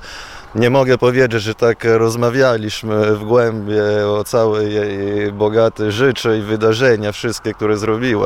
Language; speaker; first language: Polish; non-native, fluent; Italian